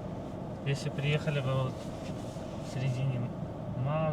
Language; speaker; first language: Russian; non-native, local second language; Uzbek